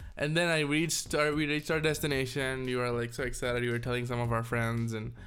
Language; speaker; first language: English; non-native, local second language; Tamil